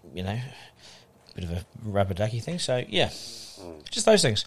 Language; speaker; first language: English; native; English